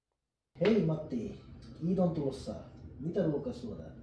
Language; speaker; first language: Finnish; non-native, fluent; Bangla